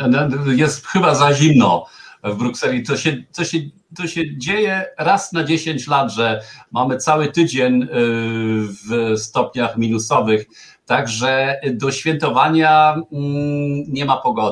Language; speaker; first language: Polish; non-native, fluent; German